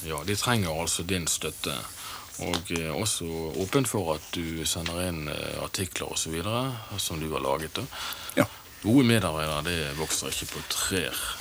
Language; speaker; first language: Norwegian; native; Norwegian